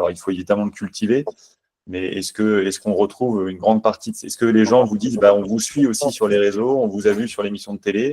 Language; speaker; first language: French; native; French